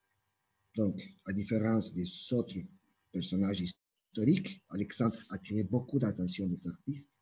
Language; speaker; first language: French; non-native, fluent; Spanish